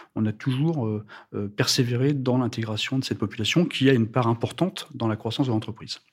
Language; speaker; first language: French; native; French